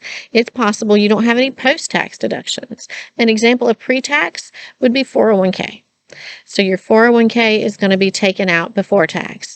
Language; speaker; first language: English; native; English